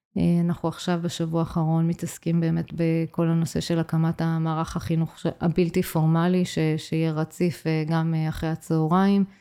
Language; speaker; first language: Hebrew; native; Hebrew